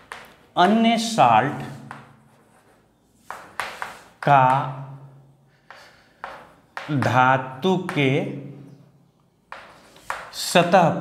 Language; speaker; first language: Hindi; native; Hindi